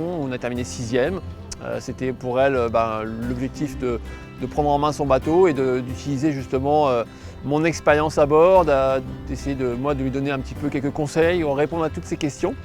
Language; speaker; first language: French; native; French